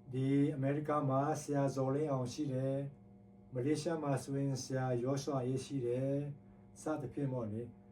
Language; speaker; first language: Burmese; non-native, local second language; Tedim Chin